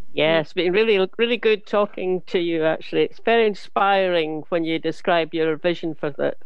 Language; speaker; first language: English; native; English